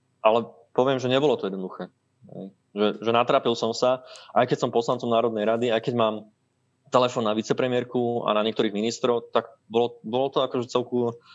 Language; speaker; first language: Slovak; native; Slovak